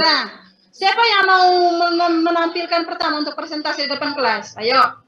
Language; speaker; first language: Indonesian; native; Indonesian